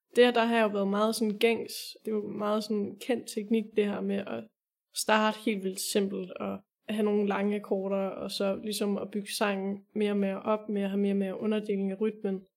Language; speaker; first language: Danish; native; Danish